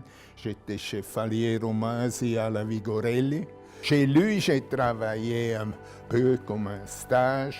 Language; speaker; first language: French; non-native, local second language; German